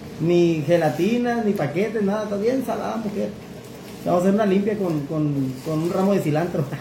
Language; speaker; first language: Spanish; native; Spanish